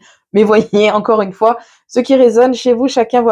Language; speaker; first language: French; native; French